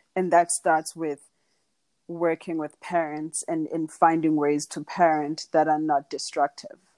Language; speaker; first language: English; non-native, local second language; Xhosa